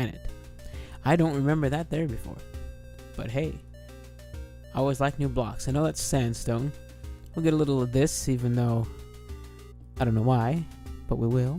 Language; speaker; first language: English; native; English